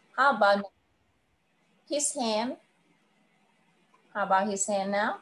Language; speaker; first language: English; non-native, fluent; Vietnamese